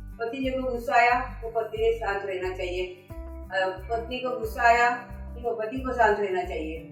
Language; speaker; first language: Hindi; non-native, local second language; Marathi